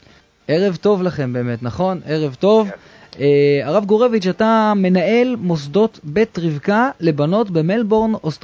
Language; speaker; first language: Hebrew; native; Hebrew